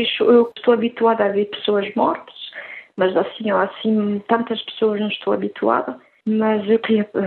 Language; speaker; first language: Portuguese; early bilingual, heritage; Portuguese